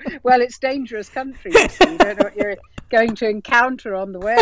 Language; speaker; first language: English; native; English